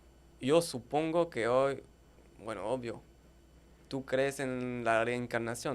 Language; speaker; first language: Spanish; non-native, fluent; French